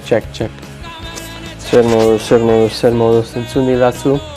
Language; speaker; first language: Basque; non-native, learner; English